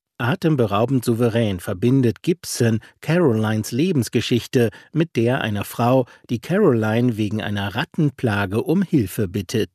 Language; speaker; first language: German; native; German